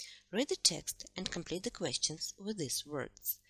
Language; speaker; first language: English; non-native, fluent; Russian